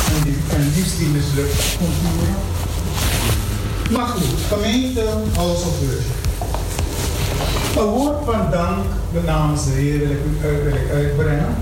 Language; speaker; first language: Dutch; non-native, fluent; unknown